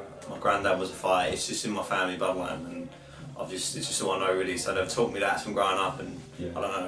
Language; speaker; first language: English; native; English